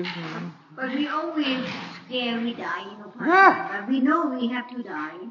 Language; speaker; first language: English; non-native, learner; Thai